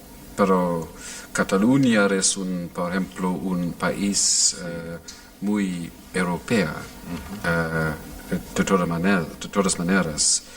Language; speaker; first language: Spanish; non-native, fluent; English